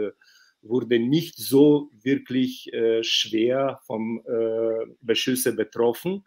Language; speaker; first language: German; non-native, fluent; Ukrainian